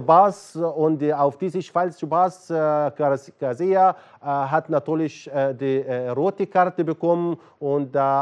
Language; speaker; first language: German; non-native, learner; Arabic